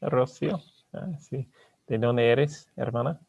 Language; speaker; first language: Spanish; non-native, learner; English